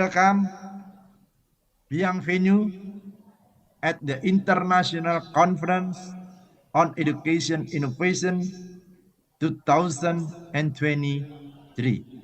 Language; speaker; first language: English; non-native, fluent; Indonesian